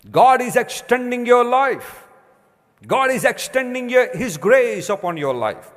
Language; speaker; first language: English; non-native, local second language; Telugu